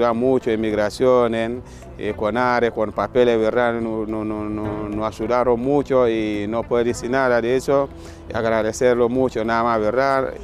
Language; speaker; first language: Spanish; non-native, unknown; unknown